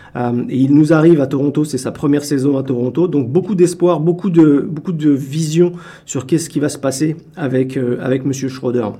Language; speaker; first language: French; native; French